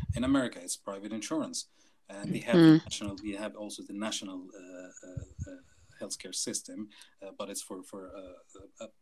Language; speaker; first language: English; non-native, fluent; Arabic